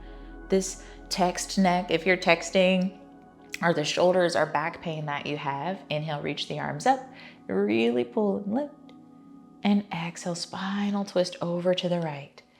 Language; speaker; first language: English; native; English